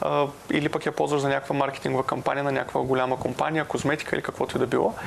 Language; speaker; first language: Bulgarian; native; Bulgarian